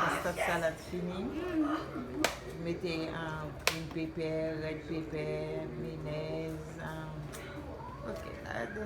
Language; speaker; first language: French; non-native, local second language; Haitian Creole